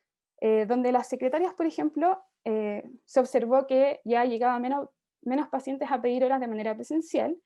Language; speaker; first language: Spanish; native; Spanish